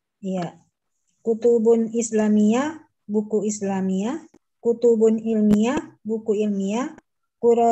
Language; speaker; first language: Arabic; non-native, learner; Indonesian